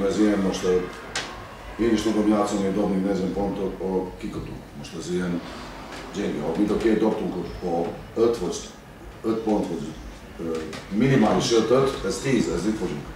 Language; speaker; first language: Hungarian; non-native, learner; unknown